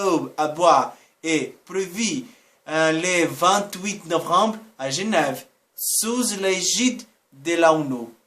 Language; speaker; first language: French; non-native, learner; Portuguese